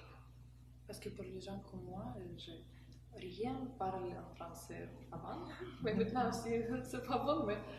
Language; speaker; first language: French; non-native, learner; Russian